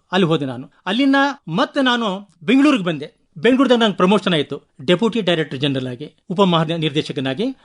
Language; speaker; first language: Kannada; non-native, local second language; Konkani